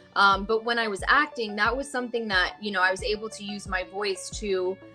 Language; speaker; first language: English; early bilingual, other home language; Gujarati